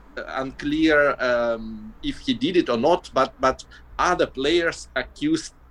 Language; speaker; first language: English; non-native, fluent; Russian